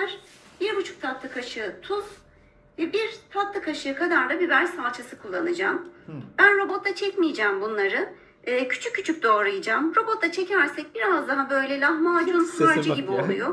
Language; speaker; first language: Turkish; native; Turkish